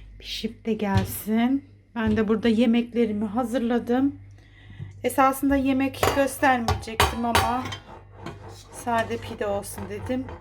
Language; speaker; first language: Turkish; native; Turkish